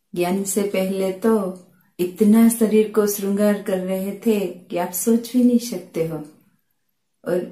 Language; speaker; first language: Hindi; non-native, local second language; Gujarati